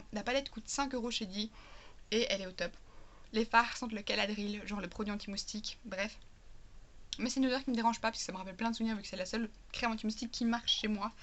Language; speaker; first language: French; native; French